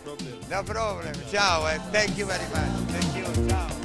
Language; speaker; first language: English; non-native, learner; Italian